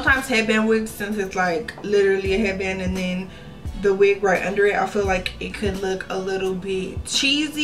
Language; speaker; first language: English; native; English